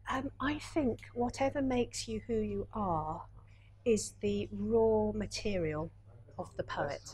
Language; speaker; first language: English; non-native, fluent; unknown